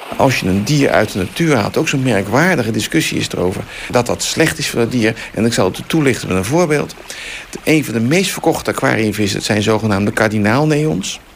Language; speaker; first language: Dutch; native; Dutch